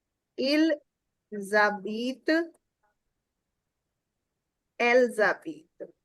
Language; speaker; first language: French; non-native, fluent; Hindi